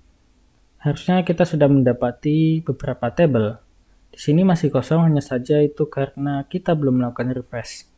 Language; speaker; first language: Indonesian; native; Indonesian